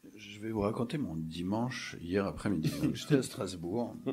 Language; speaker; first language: French; native; French